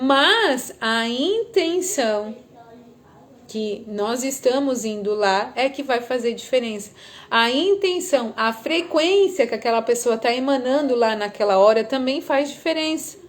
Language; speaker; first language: Portuguese; native; Portuguese